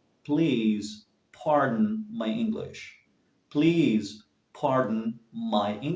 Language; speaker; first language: English; non-native, fluent; Arabic